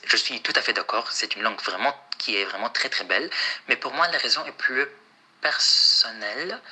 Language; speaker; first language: French; non-native, fluent; Arabic